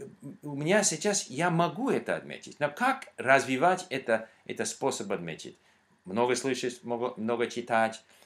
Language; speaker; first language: Russian; non-native, learner; English